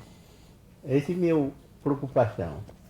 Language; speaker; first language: Portuguese; non-native, local second language; Kayapó